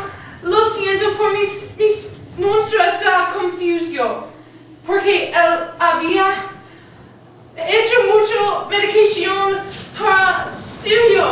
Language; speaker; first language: Spanish; non-native, learner; English